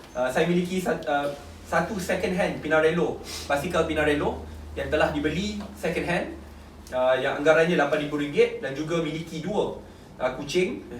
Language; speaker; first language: Malay; native; Malay